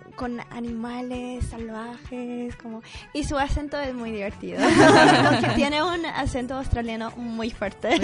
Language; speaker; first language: Spanish; non-native, fluent; English